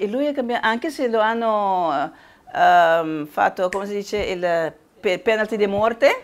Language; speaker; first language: Italian; non-native, learner; Spanish